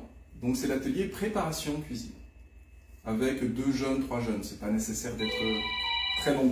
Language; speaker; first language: French; native; French